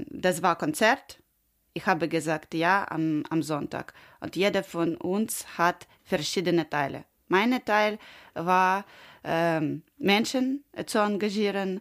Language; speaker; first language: German; non-native, learner; Ukrainian